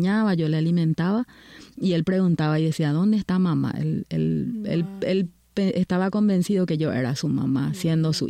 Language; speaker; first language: Spanish; native; Spanish